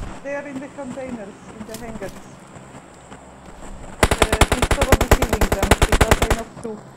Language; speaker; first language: English; non-native, fluent; Polish